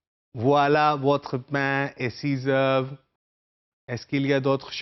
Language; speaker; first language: French; non-native, fluent; Urdu